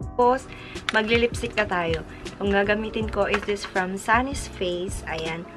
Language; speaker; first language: Filipino; non-native, local second language; Iloko